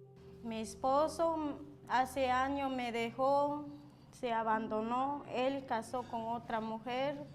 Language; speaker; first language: Spanish; non-native, local second language; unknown